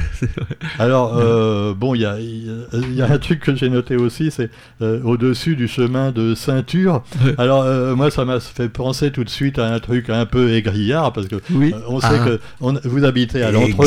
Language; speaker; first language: French; native; French